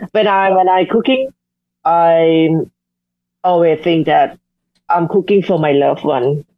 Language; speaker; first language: English; non-native, fluent; Thai